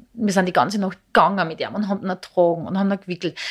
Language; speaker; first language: German; non-native, fluent; Serbian